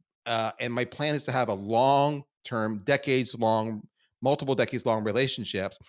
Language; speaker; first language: English; native; English